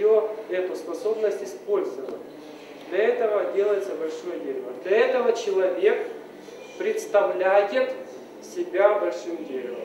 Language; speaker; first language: Russian; native; Russian